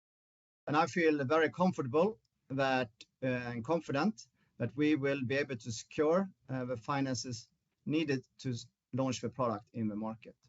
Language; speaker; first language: English; non-native, fluent; Swedish